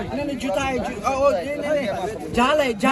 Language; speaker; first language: Hindi; non-native, learner; Malay